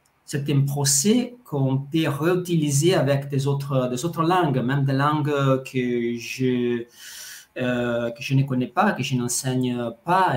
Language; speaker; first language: French; non-native, fluent; Italian